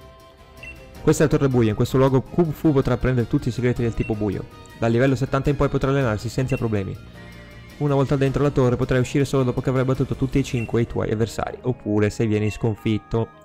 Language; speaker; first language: Italian; native; Italian